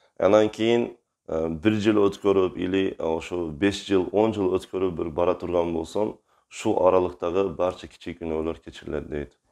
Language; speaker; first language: Kyrgyz; non-native, local second language; Uzbek